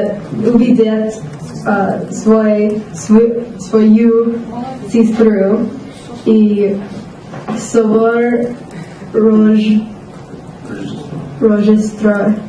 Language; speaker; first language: Russian; non-native, learner; English